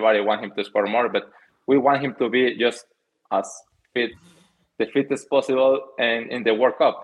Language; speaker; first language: English; non-native, fluent; Spanish